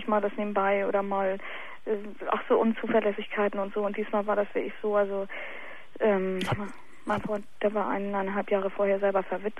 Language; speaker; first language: German; native; German